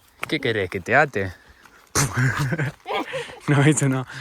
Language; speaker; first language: Spanish; native; Spanish